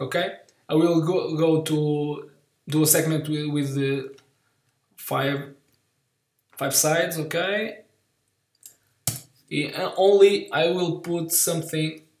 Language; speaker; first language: English; non-native, learner; Portuguese